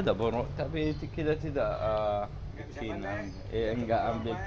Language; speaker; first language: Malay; non-native, learner; Arabic